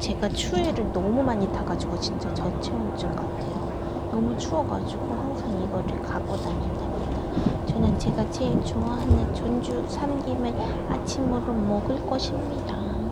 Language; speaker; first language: Korean; native; Korean